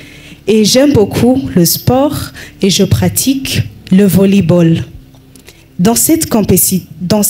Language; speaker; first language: French; non-native, local second language; Rundi